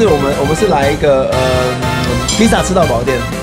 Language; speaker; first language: Chinese; native; Chinese